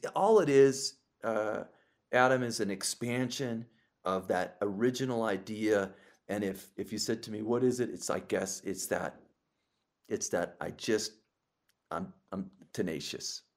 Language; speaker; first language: English; native; English